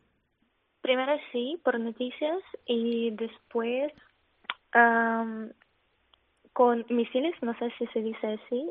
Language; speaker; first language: Spanish; non-native, fluent; Ukrainian